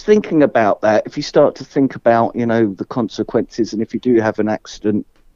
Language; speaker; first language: English; native; English